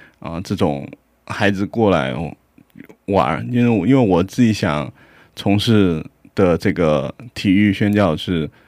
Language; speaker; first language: Chinese; non-native, fluent; Korean